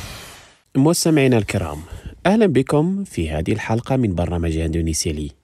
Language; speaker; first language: Arabic; non-native, fluent; Indonesian